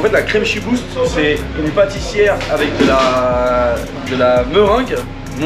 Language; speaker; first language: French; native; French